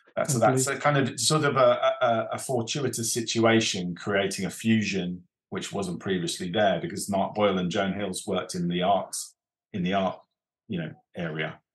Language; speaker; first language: English; native; English